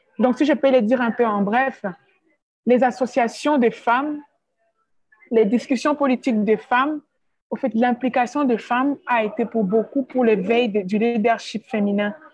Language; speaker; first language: French; non-native, local second language; Swahili